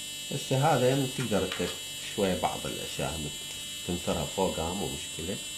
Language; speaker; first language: Arabic; native; Arabic